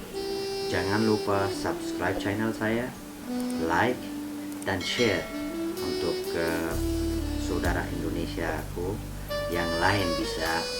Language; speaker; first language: Indonesian; non-native, fluent; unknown